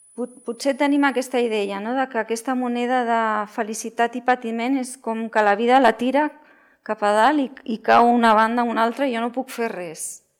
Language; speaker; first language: Catalan; non-native, local second language; Spanish